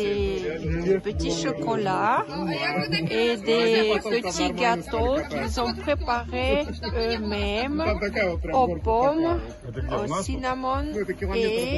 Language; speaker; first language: French; non-native, fluent; Russian